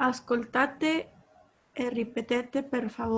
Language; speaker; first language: Italian; non-native, learner; Spanish